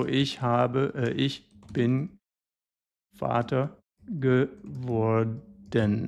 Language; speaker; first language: German; non-native, fluent; English